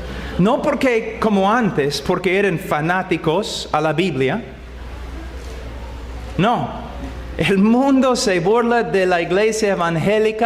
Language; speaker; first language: Spanish; non-native, fluent; English